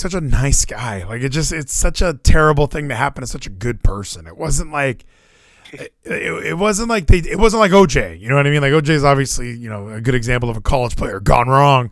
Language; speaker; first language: English; native; English